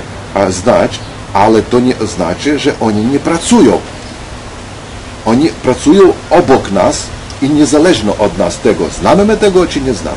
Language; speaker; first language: Polish; non-native, learner; Ukrainian